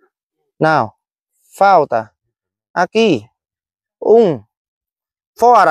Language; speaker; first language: Portuguese; non-native, learner; Vietnamese